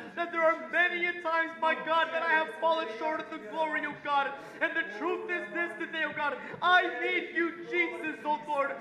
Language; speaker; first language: English; non-native, fluent; Spanish